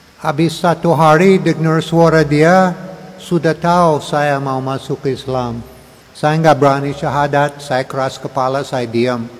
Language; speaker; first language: Indonesian; non-native, learner; English